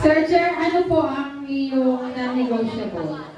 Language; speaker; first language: Filipino; native; Filipino